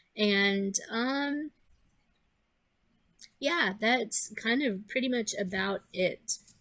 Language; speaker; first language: English; native; English